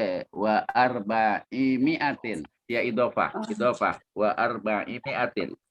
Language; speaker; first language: Arabic; non-native, fluent; Indonesian